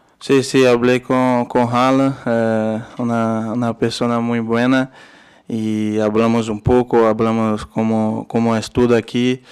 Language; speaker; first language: Spanish; non-native, learner; Portuguese